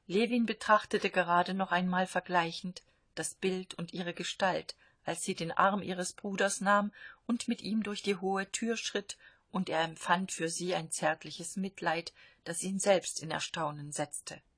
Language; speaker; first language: German; native; German